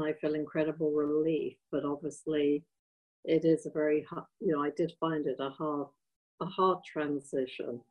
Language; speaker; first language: English; native; English